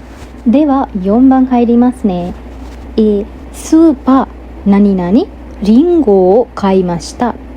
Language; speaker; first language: Japanese; non-native, fluent; Sinhala